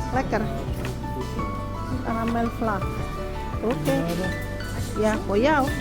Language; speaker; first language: Dutch; non-native, learner; Indonesian